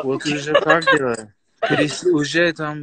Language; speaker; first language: Russian; non-native, fluent; Persian